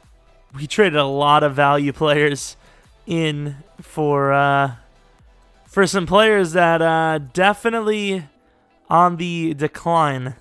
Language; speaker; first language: English; native; English